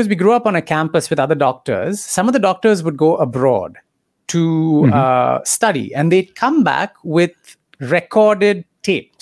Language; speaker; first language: English; non-native, local second language; Tamil